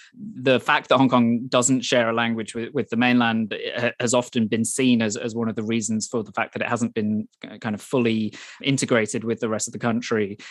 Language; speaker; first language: English; native; English